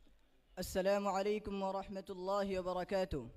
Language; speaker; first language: Arabic; non-native, learner; Bangla